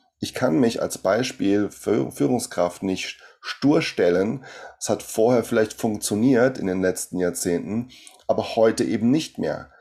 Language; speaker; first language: German; early bilingual, other home language; Portuguese